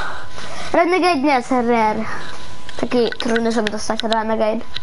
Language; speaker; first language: Polish; early bilingual, heritage; Polish